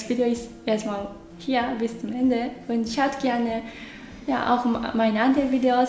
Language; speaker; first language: German; non-native, learner; Japanese